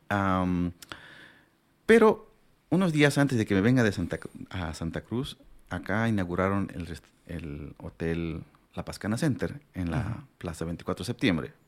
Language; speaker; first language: Spanish; non-native, local second language; Aymara